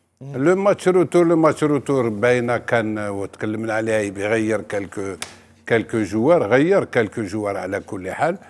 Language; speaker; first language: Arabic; native; Arabic